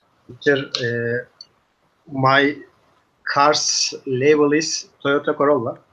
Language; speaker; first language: English; non-native, learner; Turkish